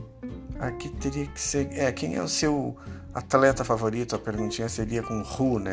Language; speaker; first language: Portuguese; native; Portuguese